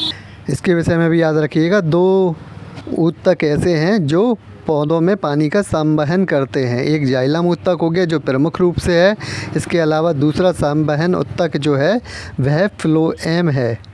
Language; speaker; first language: Hindi; native; Hindi